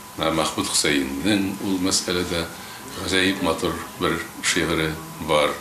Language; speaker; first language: Tatar; native; Tatar